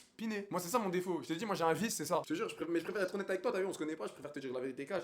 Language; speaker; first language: French; early bilingual, other home language; Arabic